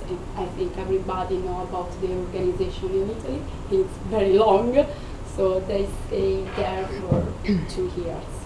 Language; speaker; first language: English; non-native, fluent; Italian